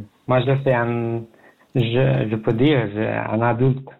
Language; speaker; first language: French; non-native, learner; Pashto